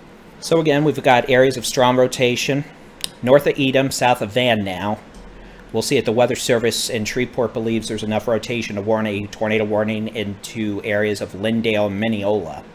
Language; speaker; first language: English; native; English